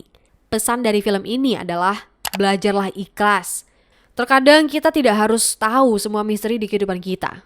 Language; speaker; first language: Indonesian; native; Indonesian